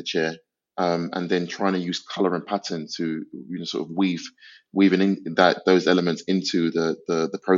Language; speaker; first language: English; native; English